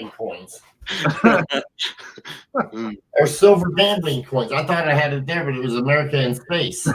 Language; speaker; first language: English; native; English